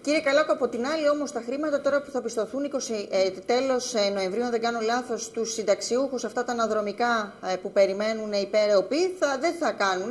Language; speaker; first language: Greek; native; Greek